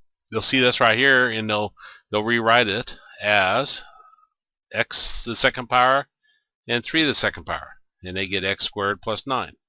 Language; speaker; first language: English; native; English